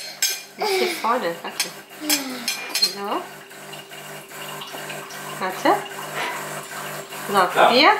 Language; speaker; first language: German; native; German